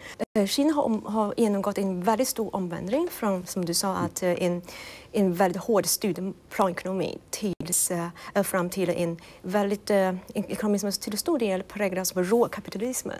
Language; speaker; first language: Swedish; non-native, fluent; Chinese